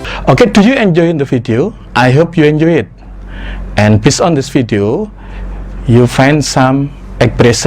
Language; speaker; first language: English; non-native, fluent; Indonesian